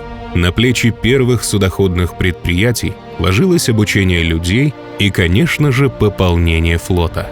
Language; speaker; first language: Russian; native; Russian